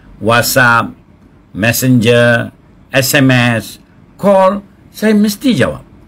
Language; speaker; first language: Malay; non-native, local second language; Tamil